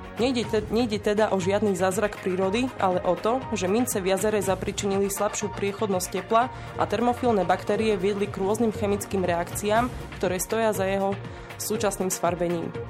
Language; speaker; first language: Slovak; native; Slovak